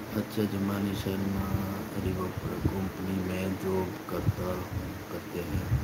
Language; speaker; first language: Urdu; native; Urdu